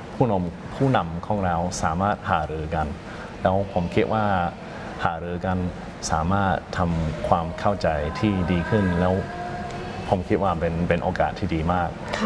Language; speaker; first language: Thai; non-native, fluent; English